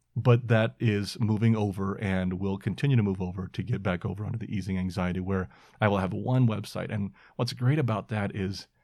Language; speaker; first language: English; native; English